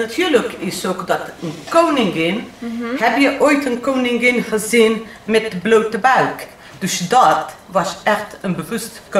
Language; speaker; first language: Dutch; non-native, learner; Portuguese